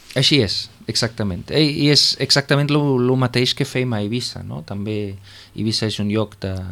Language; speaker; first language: Catalan; non-native, fluent; German